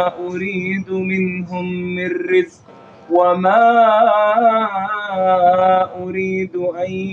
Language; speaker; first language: Arabic; native; Arabic